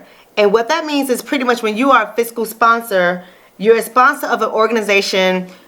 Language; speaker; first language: English; native; English